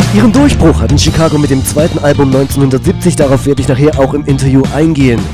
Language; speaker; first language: German; native; German